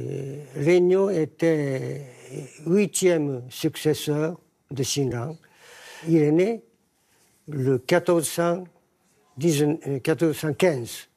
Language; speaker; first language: French; non-native, fluent; Japanese